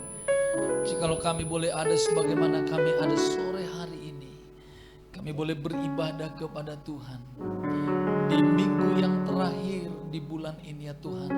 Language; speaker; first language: Indonesian; native; Indonesian